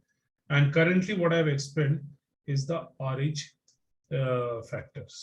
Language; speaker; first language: English; non-native, local second language; Bangla